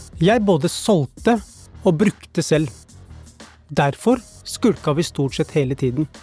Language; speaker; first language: Norwegian; early bilingual, other home language; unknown